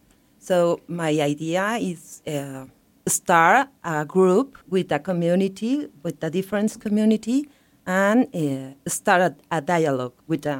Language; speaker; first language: English; non-native, learner; Spanish